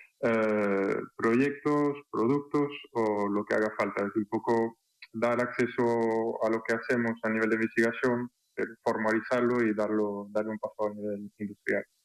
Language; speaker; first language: Spanish; non-native, fluent; French